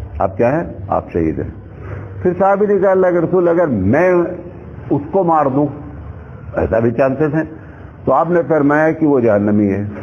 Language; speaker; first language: Urdu; native; Urdu